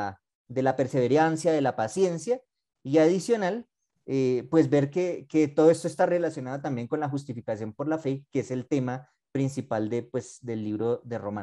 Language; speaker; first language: Spanish; native; Spanish